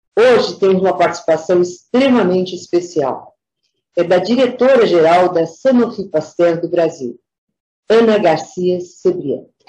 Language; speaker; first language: Portuguese; native; Portuguese